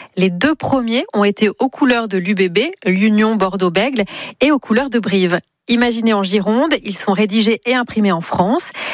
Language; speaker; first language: French; native; French